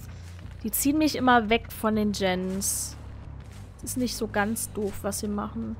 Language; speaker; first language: German; native; German